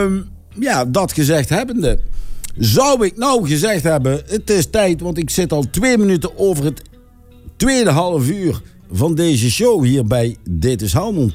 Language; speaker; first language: Dutch; native; Dutch